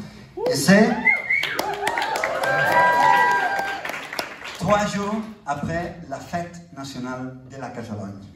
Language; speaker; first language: French; non-native, learner; Catalan